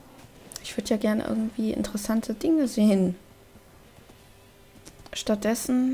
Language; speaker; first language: German; native; German